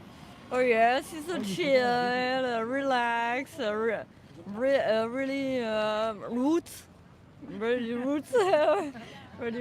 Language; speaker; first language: English; non-native, learner; French